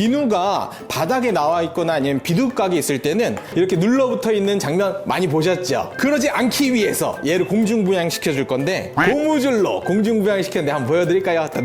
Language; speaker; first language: Korean; native; Korean